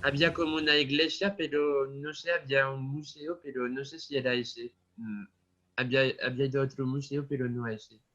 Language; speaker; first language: Spanish; non-native, fluent; French